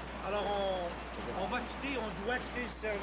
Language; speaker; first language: French; native; French